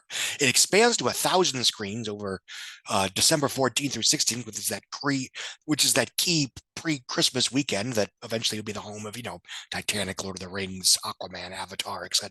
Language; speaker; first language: English; native; English